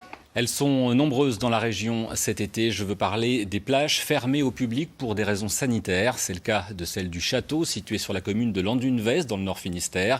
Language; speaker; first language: French; native; French